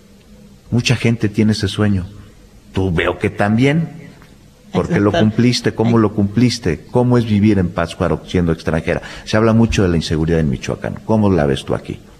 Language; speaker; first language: Spanish; native; Spanish